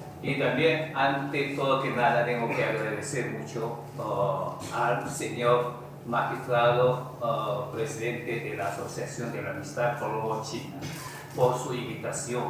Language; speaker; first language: Spanish; non-native, fluent; Chinese